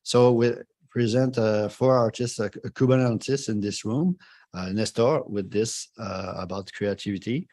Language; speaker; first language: English; non-native, fluent; French